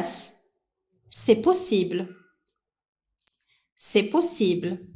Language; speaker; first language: French; non-native, local second language; Arabic